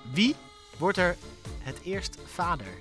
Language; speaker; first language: Dutch; native; Dutch